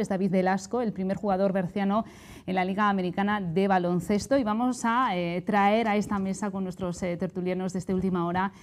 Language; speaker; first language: Spanish; native; Spanish